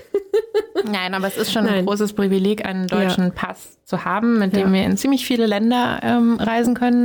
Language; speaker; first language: German; native; German